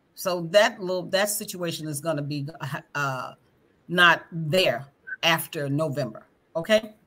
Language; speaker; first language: English; native; English